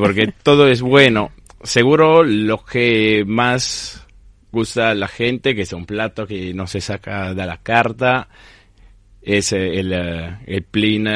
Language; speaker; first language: Spanish; non-native, fluent; Italian